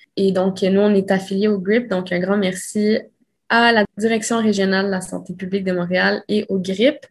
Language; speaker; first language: French; early bilingual, other home language; Spanish